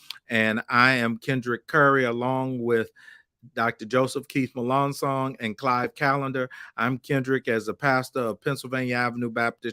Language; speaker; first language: English; native; English